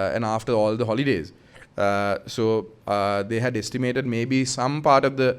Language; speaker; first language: English; non-native, local second language; Sinhala